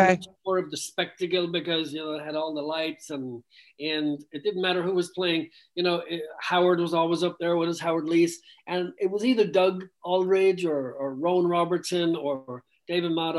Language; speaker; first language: English; native; English